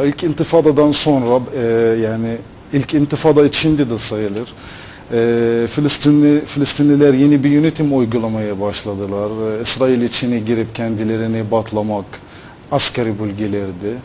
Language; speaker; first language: Turkish; non-native, fluent; Arabic